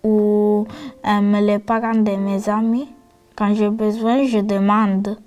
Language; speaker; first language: French; non-native, learner; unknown